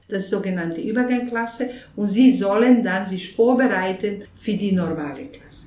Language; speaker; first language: German; non-native, fluent; Bosnian